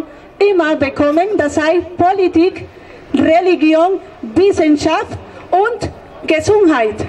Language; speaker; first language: German; non-native, fluent; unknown